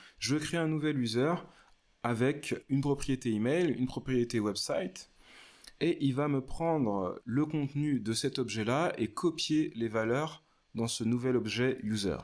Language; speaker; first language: French; native; French